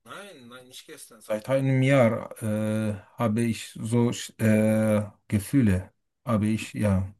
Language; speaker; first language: German; non-native, learner; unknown